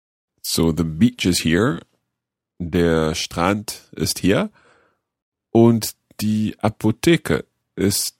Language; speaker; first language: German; non-native, learner; English